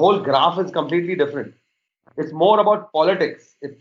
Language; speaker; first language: English; non-native, local second language; Hindi